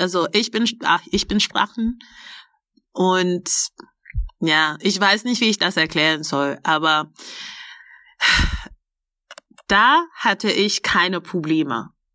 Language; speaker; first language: German; non-native, fluent; English